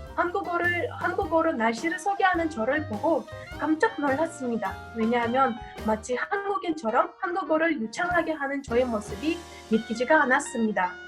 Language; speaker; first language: Korean; non-native, learner; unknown